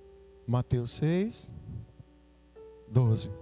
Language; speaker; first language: Portuguese; native; Portuguese